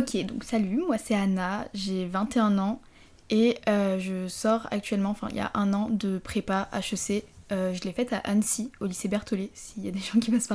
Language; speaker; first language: French; native; French